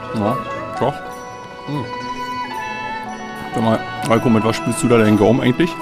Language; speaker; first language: German; native; German